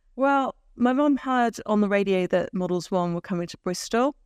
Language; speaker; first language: English; native; English